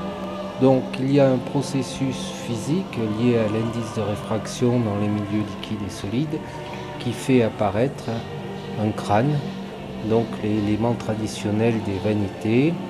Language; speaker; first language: French; native; French